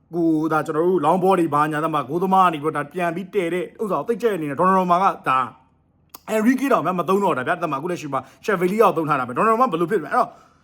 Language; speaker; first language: Burmese; native; Burmese